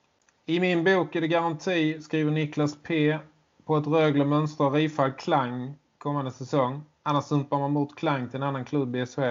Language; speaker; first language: Swedish; native; Swedish